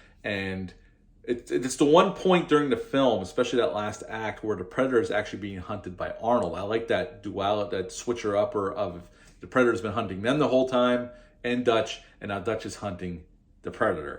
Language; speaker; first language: English; native; English